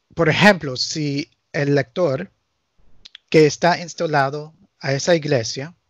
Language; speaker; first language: Spanish; early bilingual, heritage; Spanish